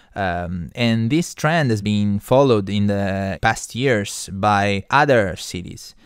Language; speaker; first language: English; non-native, fluent; Italian